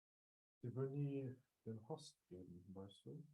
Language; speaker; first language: German; early bilingual, other home language; Urdu